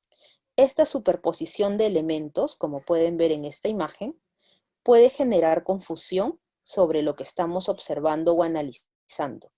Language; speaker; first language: Spanish; native; Spanish